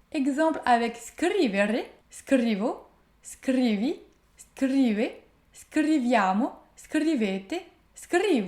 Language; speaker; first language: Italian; non-native, learner; French